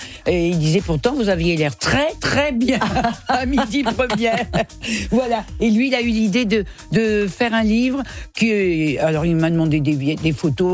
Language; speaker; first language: French; native; French